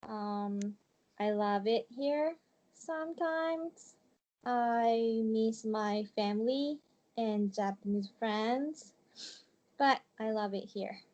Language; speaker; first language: English; non-native, learner; Japanese